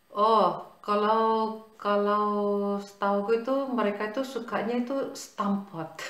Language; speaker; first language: Indonesian; native; Indonesian